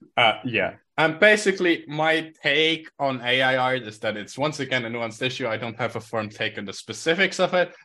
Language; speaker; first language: English; non-native, fluent; Swiss German